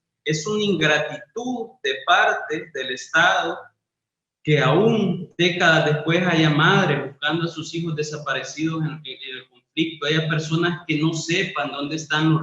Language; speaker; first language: Spanish; native; Spanish